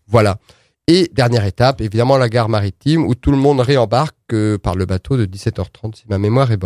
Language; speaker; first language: French; native; French